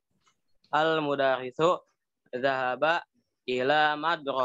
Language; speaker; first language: Arabic; non-native, learner; Indonesian